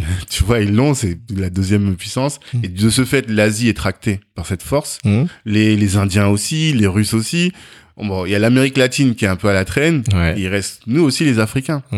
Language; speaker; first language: French; native; French